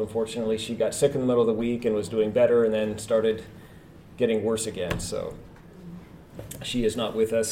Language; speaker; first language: English; native; English